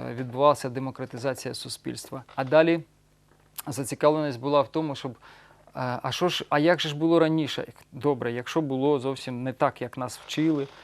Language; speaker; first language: Ukrainian; non-native, local second language; Russian